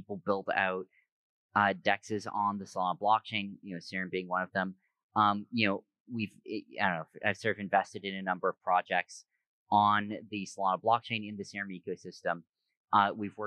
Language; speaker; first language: English; native; English